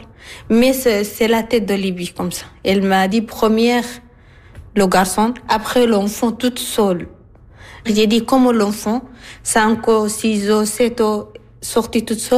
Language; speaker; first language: French; non-native, learner; Arabic